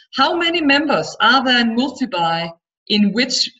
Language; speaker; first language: English; non-native, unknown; Danish